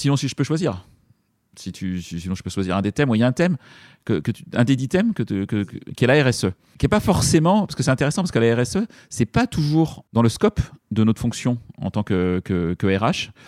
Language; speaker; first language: French; native; French